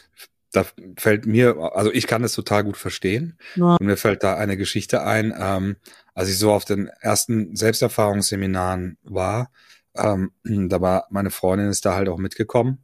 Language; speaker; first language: German; native; German